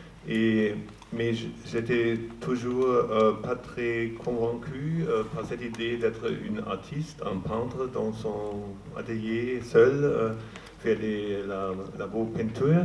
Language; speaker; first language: French; non-native, fluent; German